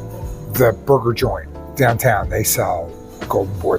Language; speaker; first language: English; native; English